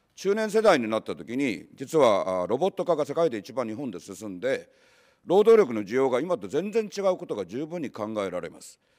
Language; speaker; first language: Japanese; native; Japanese